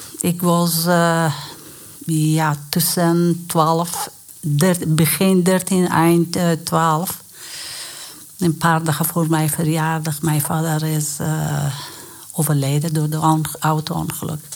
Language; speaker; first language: Dutch; non-native, learner; Persian